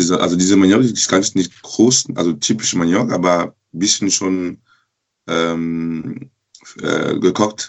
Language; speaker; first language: German; non-native, local second language; French